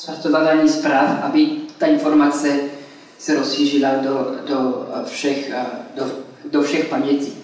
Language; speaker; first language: Czech; non-native, fluent; French